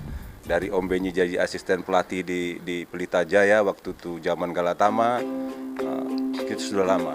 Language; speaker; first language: Indonesian; non-native, local second language; Minangkabau